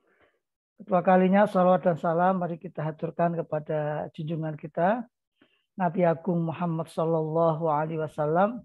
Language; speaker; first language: Indonesian; native; Indonesian